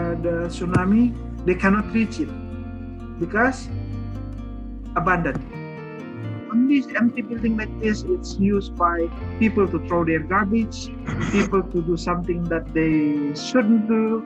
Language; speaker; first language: English; non-native, learner; Indonesian